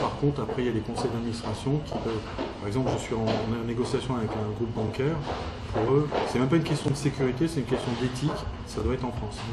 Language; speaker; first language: French; early bilingual, heritage; French